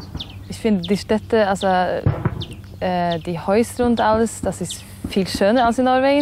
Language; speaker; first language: German; non-native, fluent; Norwegian